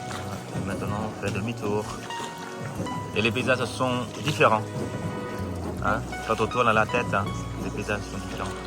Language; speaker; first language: French; non-native, fluent; Vietnamese